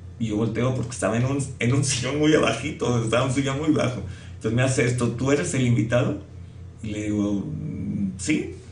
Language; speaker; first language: Spanish; native; Spanish